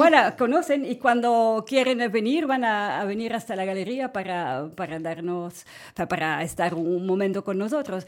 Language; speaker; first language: Spanish; non-native, fluent; French